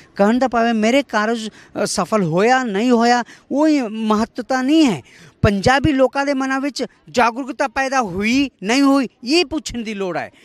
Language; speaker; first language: Punjabi; non-native, fluent; Kannada